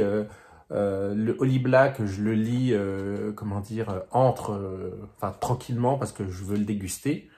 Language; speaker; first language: French; native; French